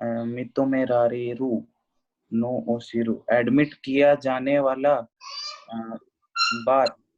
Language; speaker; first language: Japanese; non-native, learner; Hindi